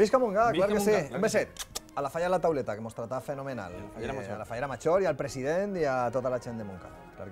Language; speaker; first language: Spanish; native; Spanish